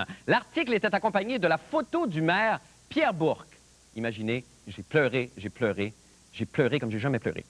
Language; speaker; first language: French; native; French